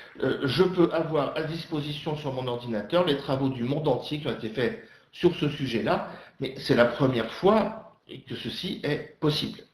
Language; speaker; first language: French; native; French